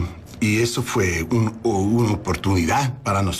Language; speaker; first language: Spanish; non-native, learner; English